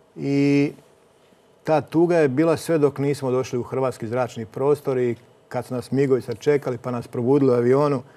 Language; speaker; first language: Croatian; native; Croatian